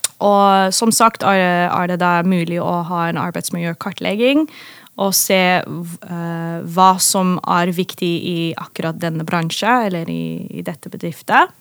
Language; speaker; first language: Norwegian; non-native, fluent; Dutch